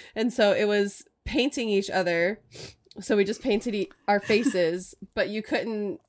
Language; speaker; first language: English; native; English